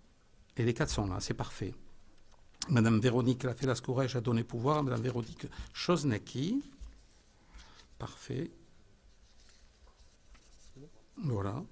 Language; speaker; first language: French; native; French